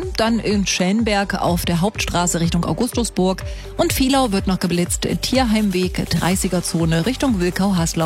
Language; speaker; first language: German; native; German